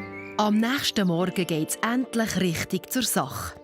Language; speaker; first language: German; native; German